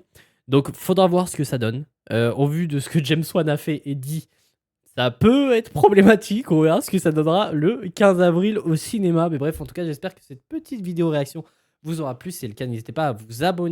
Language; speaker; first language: French; native; French